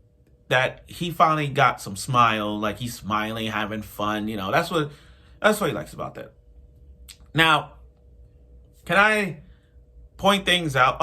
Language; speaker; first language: English; native; English